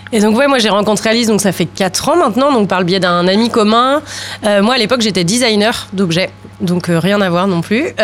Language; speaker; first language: French; native; French